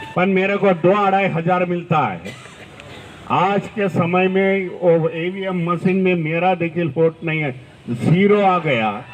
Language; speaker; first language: Hindi; non-native, local second language; Marathi